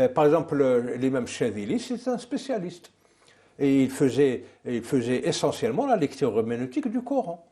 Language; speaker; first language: French; non-native, local second language; Arabic